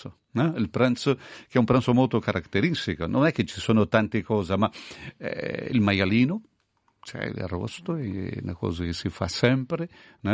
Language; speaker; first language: Italian; non-native, fluent; Portuguese